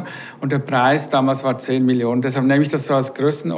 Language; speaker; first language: German; native; German